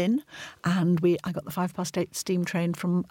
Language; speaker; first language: English; native; English